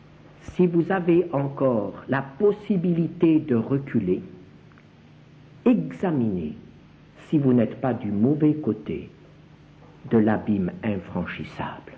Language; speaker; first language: French; native; French